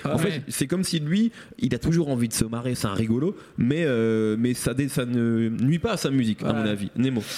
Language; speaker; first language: French; native; French